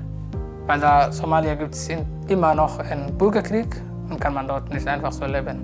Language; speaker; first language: German; non-native, learner; Somali